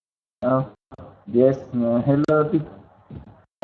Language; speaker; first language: English; non-native, learner; Vietnamese